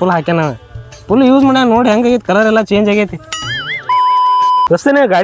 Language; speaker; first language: Kannada; native; Kannada